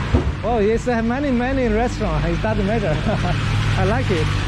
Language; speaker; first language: English; non-native, learner; Chinese